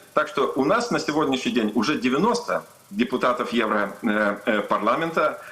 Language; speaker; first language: Russian; non-native, local second language; Lithuanian